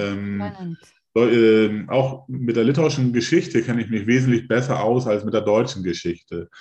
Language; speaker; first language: German; early bilingual, other home language; Lithuanian